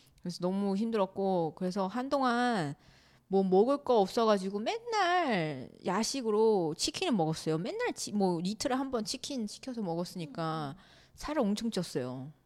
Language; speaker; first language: Korean; non-native, fluent; Chinese